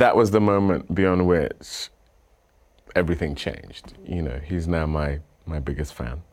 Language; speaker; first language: English; native; English